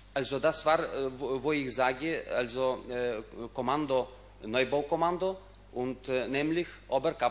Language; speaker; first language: German; non-native, fluent; Ukrainian